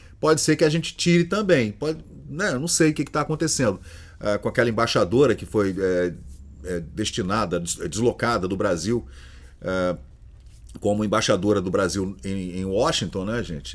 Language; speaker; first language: Portuguese; native; Portuguese